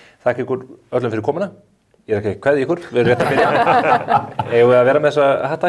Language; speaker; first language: Icelandic; native; Icelandic